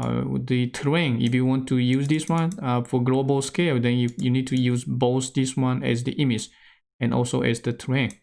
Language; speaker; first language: English; non-native, fluent; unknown